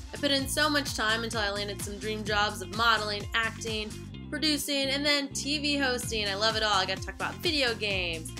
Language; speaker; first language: English; native; English